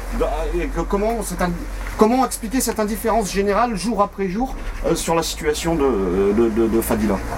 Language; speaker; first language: French; native; French